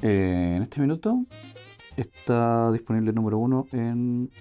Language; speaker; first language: Spanish; native; Spanish